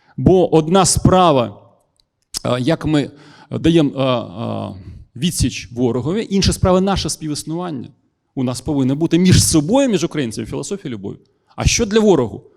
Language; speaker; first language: Ukrainian; non-native, local second language; Russian